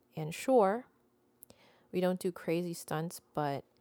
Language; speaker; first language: English; non-native, local second language; Filipino